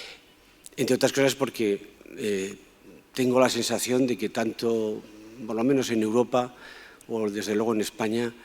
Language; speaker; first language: Spanish; native; Spanish